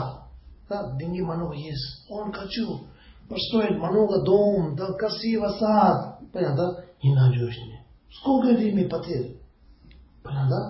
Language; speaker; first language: Russian; non-native, learner; Tibetan